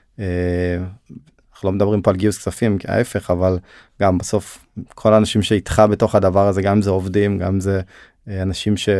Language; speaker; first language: Hebrew; early bilingual, other home language; Turkish